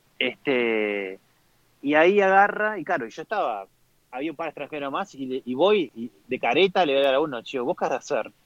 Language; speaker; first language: Spanish; native; Spanish